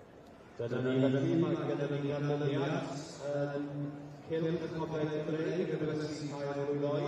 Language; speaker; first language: Welsh; native; Welsh